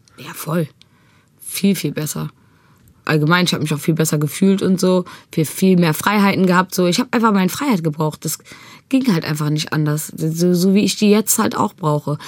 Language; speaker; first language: German; early bilingual, other home language; Tigrinya